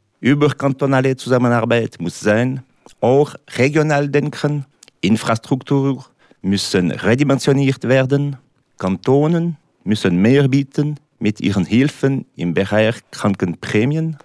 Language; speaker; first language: German; non-native, local second language; French